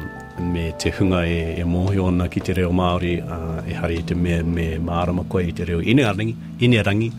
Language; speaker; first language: Māori; non-native, local second language; English